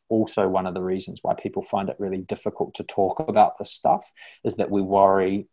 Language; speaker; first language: English; native; English